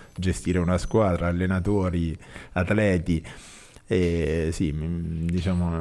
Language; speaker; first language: Italian; native; Italian